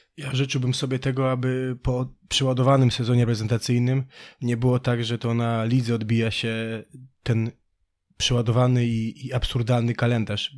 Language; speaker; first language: Polish; native; Polish